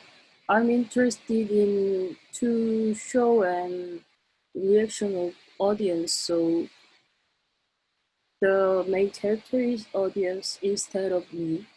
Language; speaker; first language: English; non-native, learner; Korean